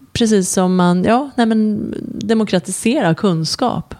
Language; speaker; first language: Swedish; early bilingual, other home language; Persian